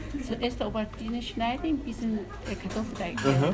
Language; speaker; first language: German; non-native, learner; Chinese